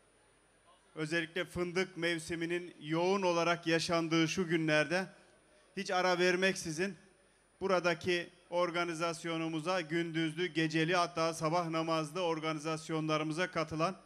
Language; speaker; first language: Turkish; native; Turkish